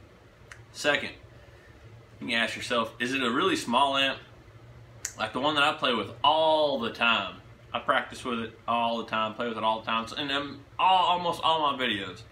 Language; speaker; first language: English; native; English